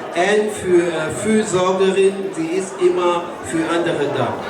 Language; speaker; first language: German; non-native, learner; French